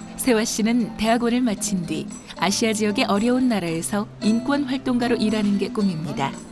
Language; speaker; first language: Korean; native; Korean